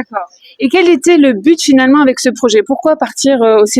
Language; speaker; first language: French; native; French